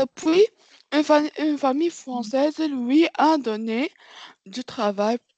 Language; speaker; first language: French; non-native, learner; Arabic